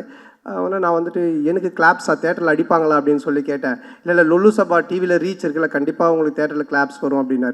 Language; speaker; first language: Tamil; native; Tamil